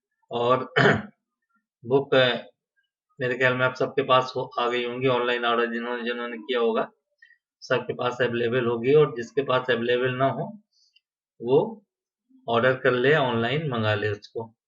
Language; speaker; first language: Hindi; native; Hindi